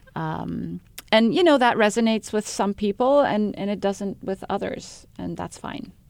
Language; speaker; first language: English; non-native, fluent; Arabic